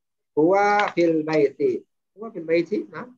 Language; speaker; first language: Arabic; non-native, fluent; Indonesian